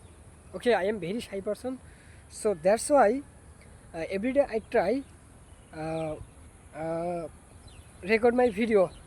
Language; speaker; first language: English; non-native, learner; Bangla